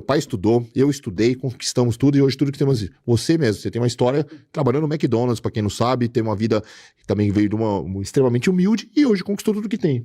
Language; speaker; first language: Portuguese; native; Portuguese